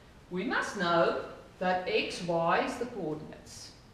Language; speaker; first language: English; non-native, local second language; Afrikaans